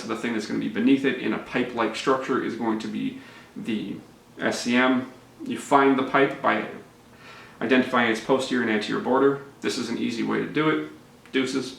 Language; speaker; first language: English; native; English